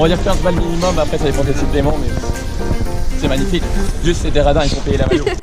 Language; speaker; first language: French; native; French